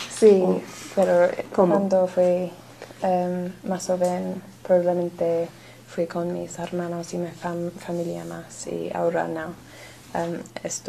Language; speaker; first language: Spanish; non-native, learner; English